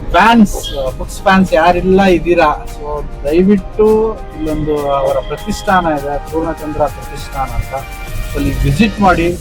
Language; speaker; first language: Kannada; non-native, local second language; Tulu